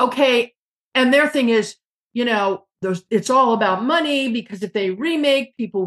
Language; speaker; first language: English; native; English